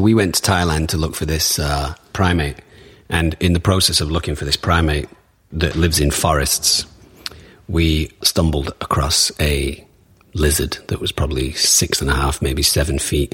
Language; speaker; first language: English; native; English